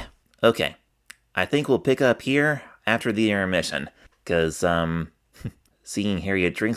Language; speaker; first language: English; native; English